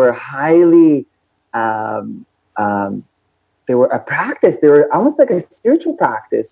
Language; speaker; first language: English; non-native, fluent; Portuguese